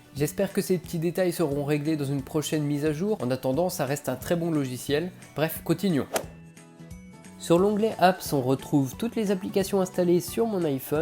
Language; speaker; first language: French; native; French